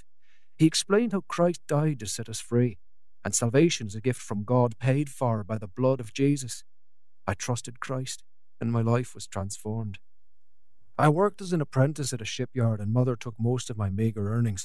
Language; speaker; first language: English; native; English